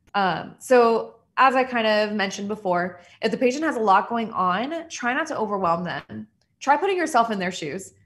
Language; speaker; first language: English; native; English